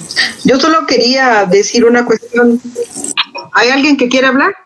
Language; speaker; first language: Spanish; native; Spanish